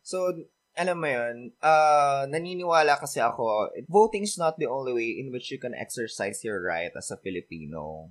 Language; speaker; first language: English; non-native, local second language; Filipino